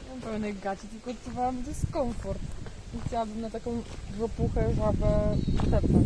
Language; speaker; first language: Polish; native; Polish